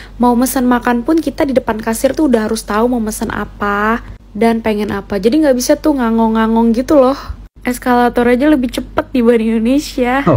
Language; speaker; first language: Indonesian; native; Indonesian